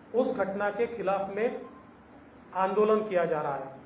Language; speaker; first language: Hindi; non-native, local second language; Marathi